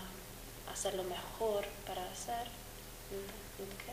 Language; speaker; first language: Spanish; non-native, fluent; English